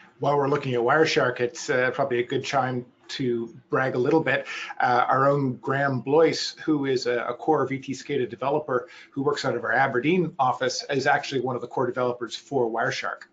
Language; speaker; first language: English; native; English